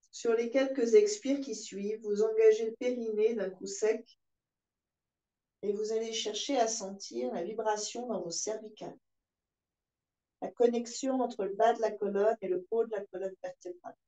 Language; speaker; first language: French; native; French